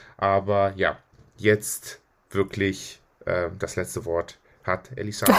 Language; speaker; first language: German; early bilingual, other home language; Greek